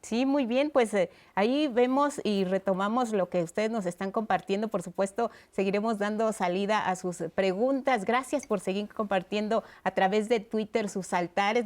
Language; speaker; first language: Spanish; native; Spanish